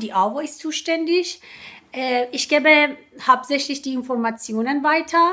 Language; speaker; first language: German; non-native, fluent; Persian